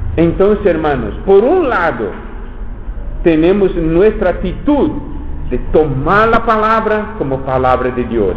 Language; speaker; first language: Spanish; non-native, fluent; Portuguese